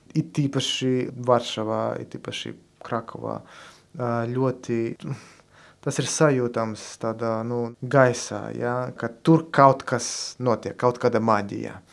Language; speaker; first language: Latvian; non-native, local second language; Russian